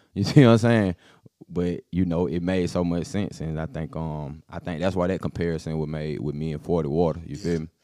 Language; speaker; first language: English; native; English